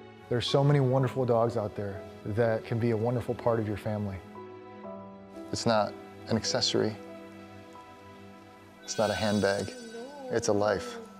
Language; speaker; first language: English; early bilingual, other home language; Korean